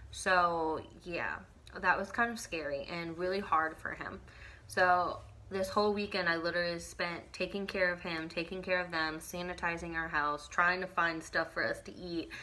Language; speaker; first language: English; native; English